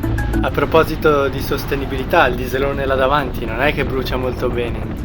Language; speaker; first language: Italian; native; Italian